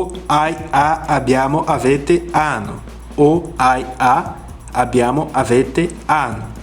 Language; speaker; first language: Italian; non-native, fluent; Portuguese